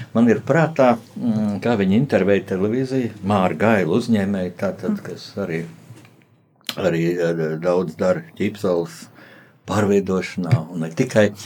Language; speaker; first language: Latvian; native; Latvian